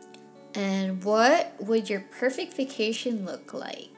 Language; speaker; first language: English; non-native, local second language; Filipino